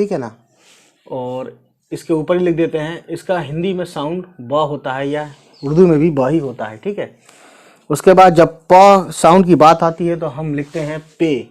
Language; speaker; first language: Hindi; native; Hindi